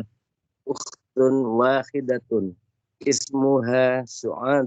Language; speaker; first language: Arabic; non-native, learner; Indonesian